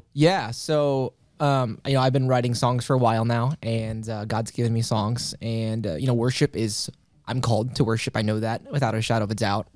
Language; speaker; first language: English; native; English